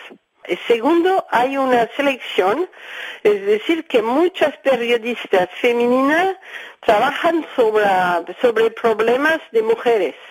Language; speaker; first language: Spanish; early bilingual, heritage; Spanish